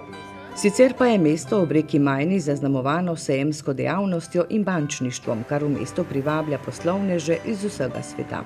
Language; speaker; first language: Slovenian; native; Slovenian